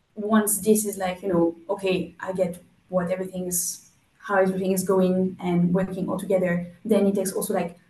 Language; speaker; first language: English; non-native, fluent; French